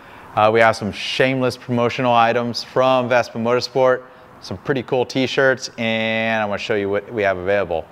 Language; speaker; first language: English; native; English